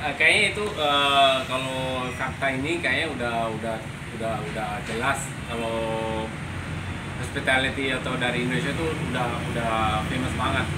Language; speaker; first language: Indonesian; non-native, fluent; Urdu